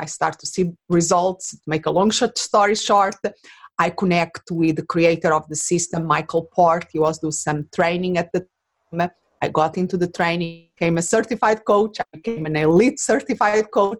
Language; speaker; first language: English; non-native, fluent; Portuguese